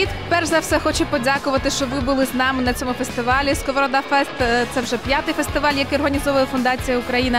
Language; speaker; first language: Ukrainian; native; Ukrainian